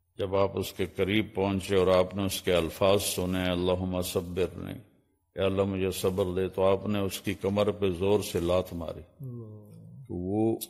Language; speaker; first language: Urdu; non-native, local second language; Punjabi